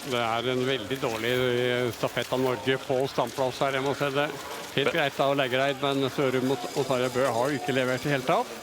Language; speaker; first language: Norwegian; native; Norwegian